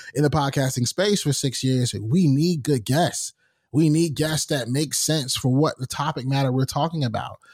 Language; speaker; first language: English; native; English